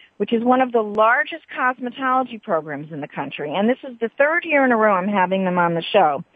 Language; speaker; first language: English; native; English